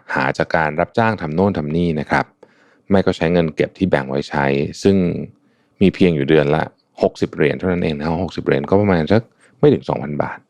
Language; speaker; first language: Thai; early bilingual, other home language; Chinese